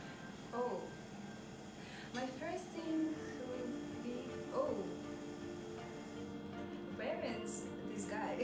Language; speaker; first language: English; non-native, learner; Russian